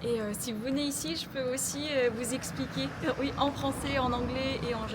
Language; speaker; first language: French; non-native, fluent; Japanese